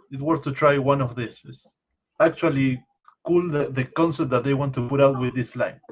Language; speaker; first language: English; non-native, fluent; Spanish